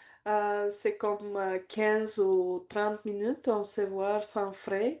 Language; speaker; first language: French; non-native, learner; Bulgarian